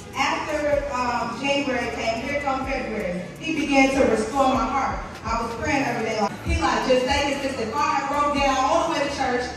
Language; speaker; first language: English; native; English